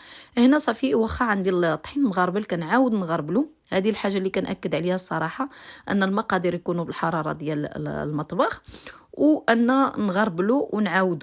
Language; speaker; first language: Arabic; native; Arabic